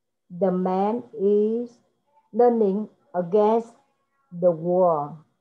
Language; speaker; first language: English; non-native, learner; Vietnamese